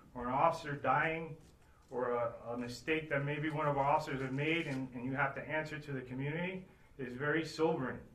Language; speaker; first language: English; early bilingual, other home language; Spanish